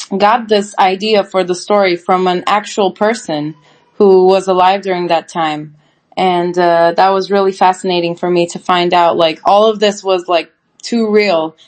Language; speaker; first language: English; non-native, fluent; Turkish